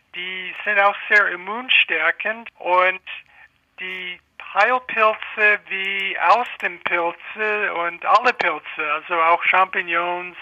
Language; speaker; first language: German; non-native, fluent; English